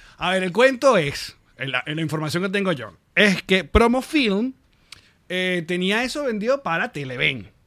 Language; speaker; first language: Spanish; native; Spanish